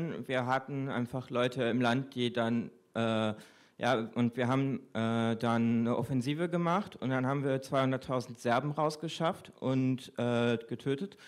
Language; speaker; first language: German; early bilingual, other home language; Croatian